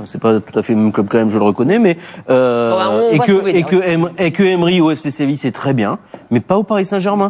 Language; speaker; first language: French; native; French